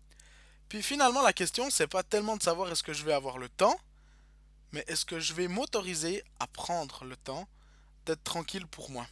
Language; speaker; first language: French; native; French